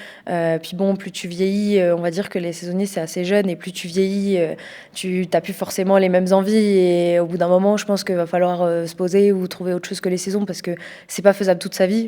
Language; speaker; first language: French; native; French